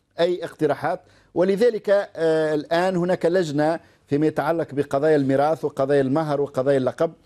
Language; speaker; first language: Arabic; native; Arabic